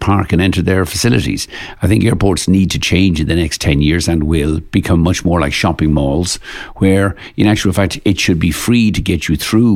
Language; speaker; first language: English; native; English